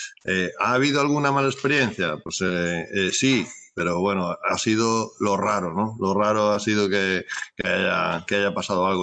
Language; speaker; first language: Spanish; native; Spanish